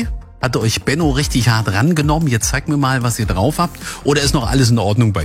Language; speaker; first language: German; native; German